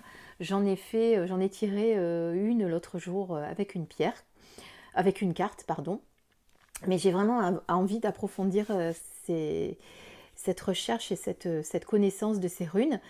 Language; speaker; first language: French; native; French